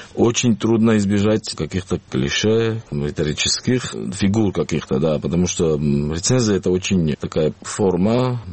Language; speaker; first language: Russian; non-native, local second language; Georgian